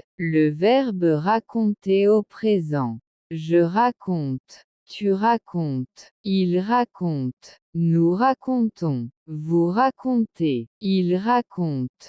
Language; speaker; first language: French; non-native, local second language; Arabic